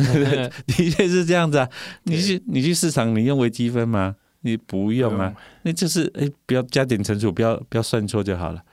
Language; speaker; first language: Chinese; native; Chinese